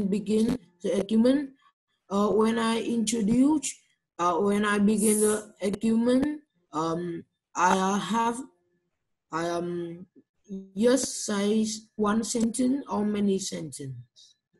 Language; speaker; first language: English; non-native, learner; Vietnamese